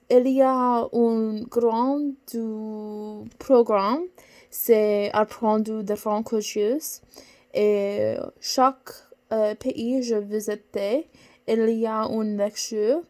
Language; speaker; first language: French; non-native, learner; English